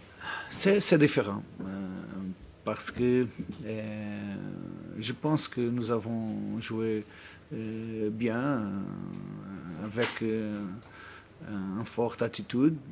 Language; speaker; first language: French; non-native, learner; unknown